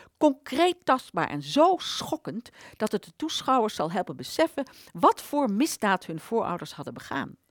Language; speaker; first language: Dutch; native; Dutch